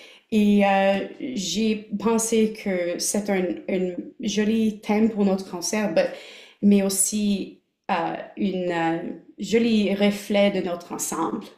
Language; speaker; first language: French; non-native, local second language; English